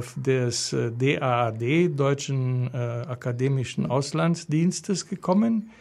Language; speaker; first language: German; non-native, fluent; Romanian